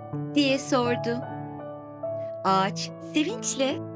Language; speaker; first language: Turkish; native; Turkish